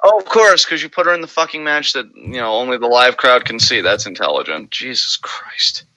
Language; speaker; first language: English; native; English